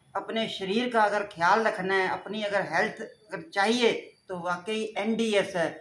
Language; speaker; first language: Hindi; native; Hindi